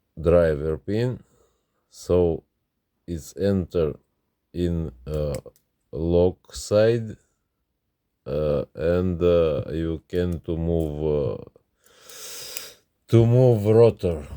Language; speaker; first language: English; non-native, learner; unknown